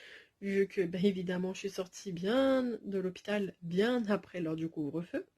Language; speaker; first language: French; native; French